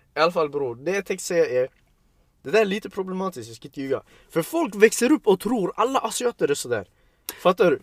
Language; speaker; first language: Swedish; early bilingual, other home language; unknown